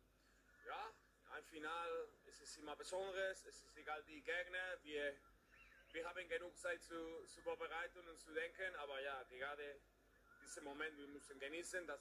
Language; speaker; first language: German; non-native, fluent; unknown